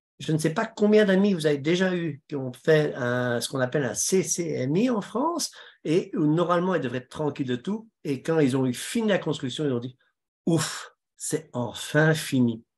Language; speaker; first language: French; native; French